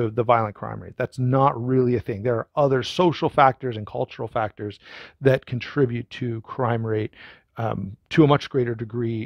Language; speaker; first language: English; native; English